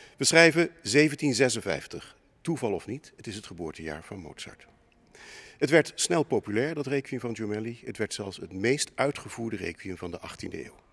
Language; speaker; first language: Dutch; native; Dutch